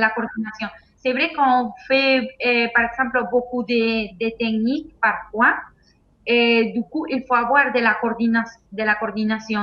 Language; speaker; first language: French; non-native, fluent; Spanish